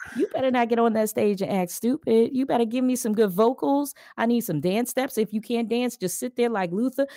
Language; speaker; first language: English; native; English